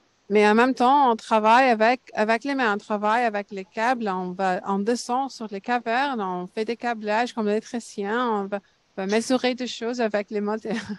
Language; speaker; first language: French; non-native, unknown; English